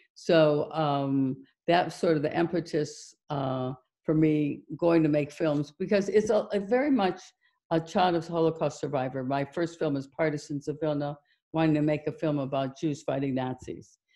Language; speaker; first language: English; native; English